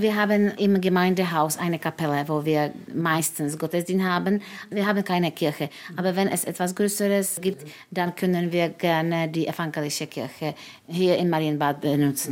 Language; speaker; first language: German; non-native, fluent; Czech